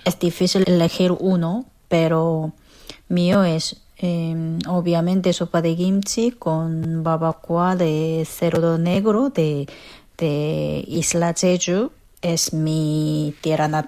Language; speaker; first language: Spanish; non-native, fluent; Korean